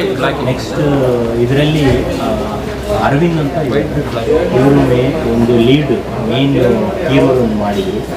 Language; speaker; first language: Kannada; non-native, fluent; Telugu